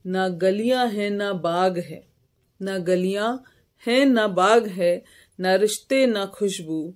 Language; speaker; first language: Hindi; native; Hindi